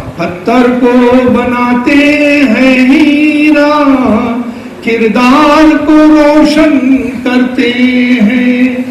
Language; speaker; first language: Urdu; native; Urdu